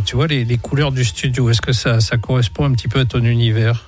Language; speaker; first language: French; native; French